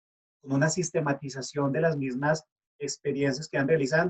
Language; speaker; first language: Spanish; native; Spanish